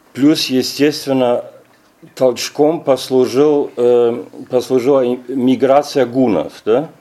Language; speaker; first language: Russian; non-native, fluent; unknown